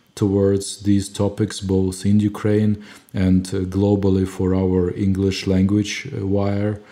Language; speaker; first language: English; non-native, fluent; Ukrainian